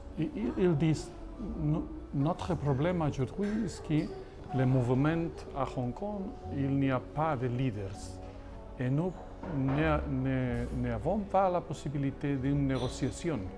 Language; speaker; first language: French; non-native, fluent; Catalan